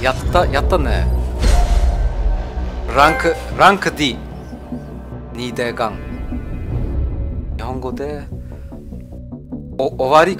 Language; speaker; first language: Japanese; non-native, learner; German